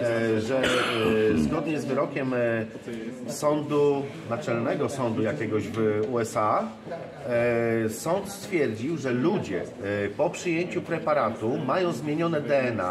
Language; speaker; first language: Polish; native; Polish